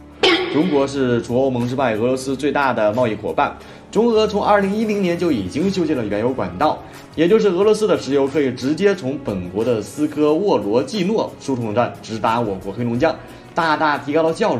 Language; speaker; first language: Chinese; native; Chinese